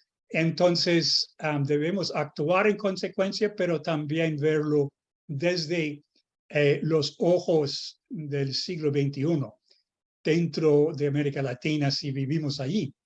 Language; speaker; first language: Spanish; non-native, fluent; English